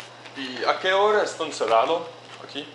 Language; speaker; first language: Spanish; non-native, learner; English